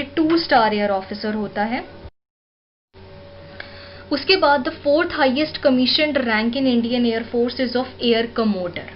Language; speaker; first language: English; non-native, local second language; Hindi